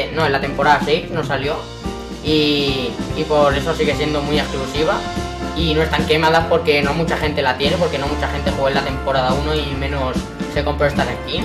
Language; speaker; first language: Spanish; native; Spanish